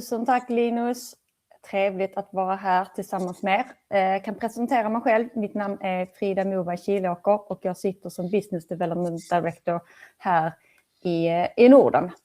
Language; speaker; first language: Swedish; native; Swedish